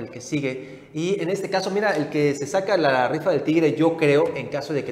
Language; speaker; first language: Spanish; native; Spanish